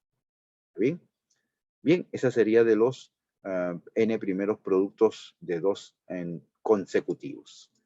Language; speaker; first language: Spanish; native; Spanish